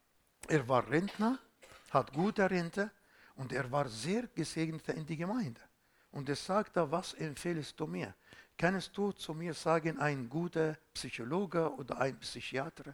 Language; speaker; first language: German; non-native, fluent; Arabic